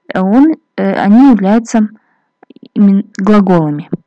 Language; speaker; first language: Russian; non-native, local second language; Kazakh